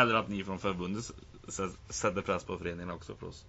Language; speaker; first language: Swedish; native; Swedish